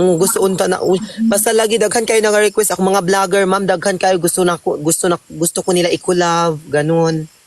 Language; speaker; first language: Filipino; non-native, local second language; Cebuano